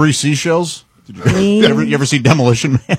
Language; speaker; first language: English; native; English